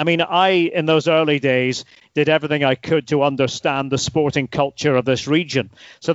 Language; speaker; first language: English; native; English